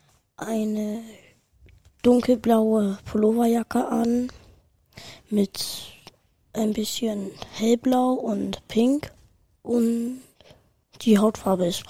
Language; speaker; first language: German; early bilingual, other home language; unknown